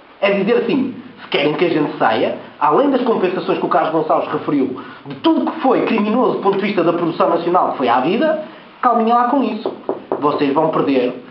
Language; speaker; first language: Portuguese; early bilingual, heritage; Portuguese